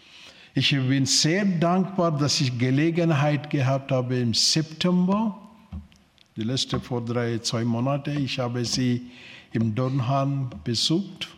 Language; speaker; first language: German; non-native, learner; Telugu